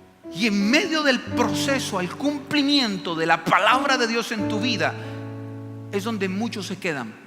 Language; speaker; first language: Spanish; native; Spanish